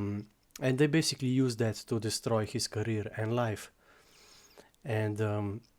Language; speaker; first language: English; non-native, fluent; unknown